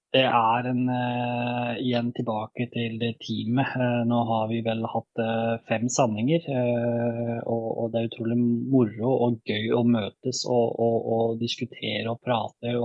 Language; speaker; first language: Norwegian; early bilingual, other home language; Bosnian